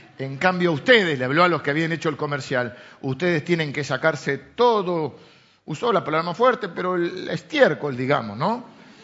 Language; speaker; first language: Spanish; native; Spanish